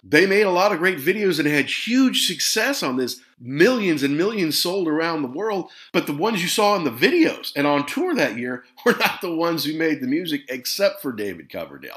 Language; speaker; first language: English; native; English